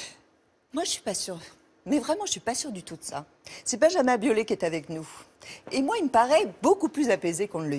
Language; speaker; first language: French; native; French